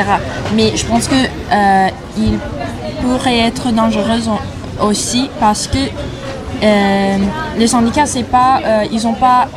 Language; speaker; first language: French; non-native, fluent; English